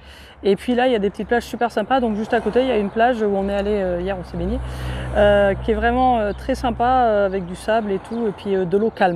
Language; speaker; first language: French; native; French